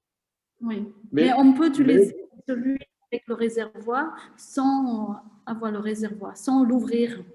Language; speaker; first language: French; non-native, fluent; Vietnamese